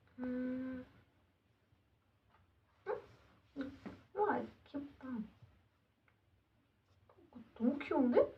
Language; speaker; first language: Korean; non-native, learner; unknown